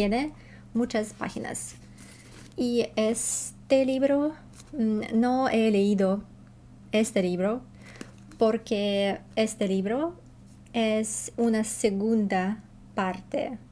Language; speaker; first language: Spanish; non-native, learner; Russian